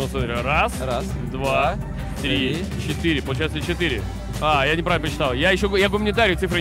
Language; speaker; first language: Russian; native; Russian